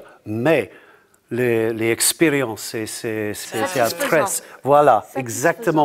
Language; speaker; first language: French; non-native, learner; English